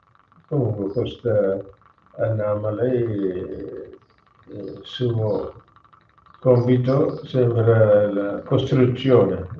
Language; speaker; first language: Italian; non-native, learner; Hindi